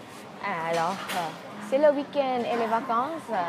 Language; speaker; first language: French; non-native, fluent; Thai